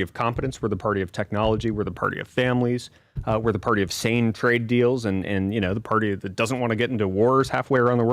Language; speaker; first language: English; native; English